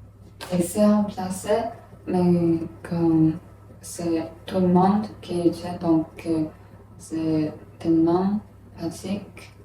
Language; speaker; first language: French; non-native, learner; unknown